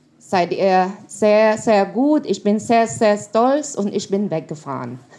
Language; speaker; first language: German; non-native, learner; Filipino